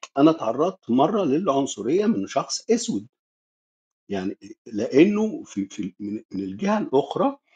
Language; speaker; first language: Arabic; native; Arabic